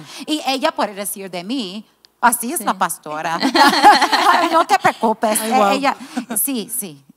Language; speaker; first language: Spanish; non-native, fluent; English